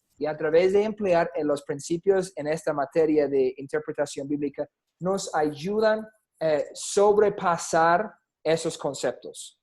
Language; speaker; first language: Spanish; non-native, fluent; English